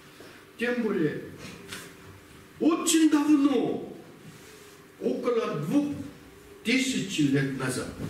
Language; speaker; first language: Russian; non-native, learner; Korean